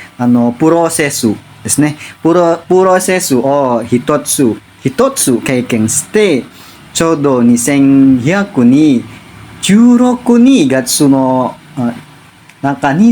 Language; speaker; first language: Japanese; non-native, learner; Indonesian